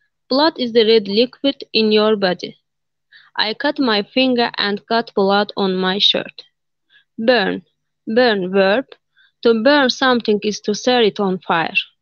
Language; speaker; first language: English; non-native, learner; Azerbaijani